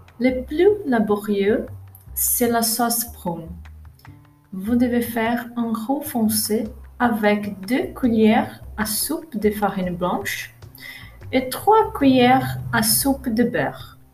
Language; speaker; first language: French; non-native, learner; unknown